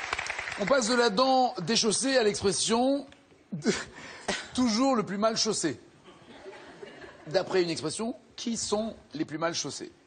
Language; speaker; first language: French; native; French